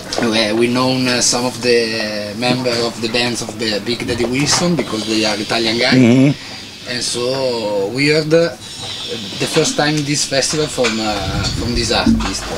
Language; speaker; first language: English; non-native, learner; Italian